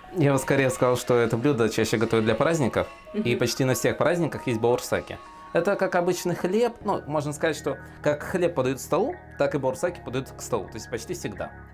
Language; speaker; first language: Russian; native; Russian